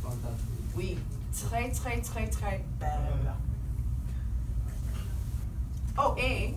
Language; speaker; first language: French; non-native, fluent; English